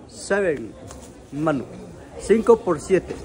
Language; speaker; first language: Spanish; native; Spanish